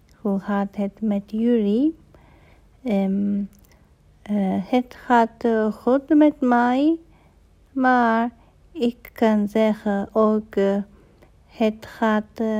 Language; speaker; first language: Dutch; non-native, learner; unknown